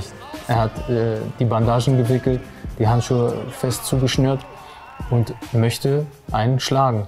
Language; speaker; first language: German; early bilingual, other home language; Armenian